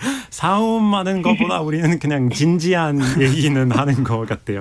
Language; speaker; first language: Korean; non-native, fluent; French